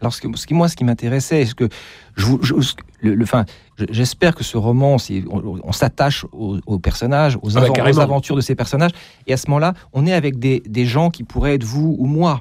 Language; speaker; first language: French; native; French